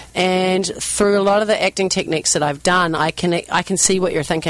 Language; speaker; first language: English; native; English